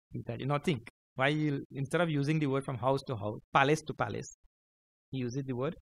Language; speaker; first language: English; early bilingual, other home language; Hindi